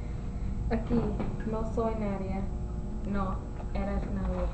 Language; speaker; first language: Spanish; non-native, learner; English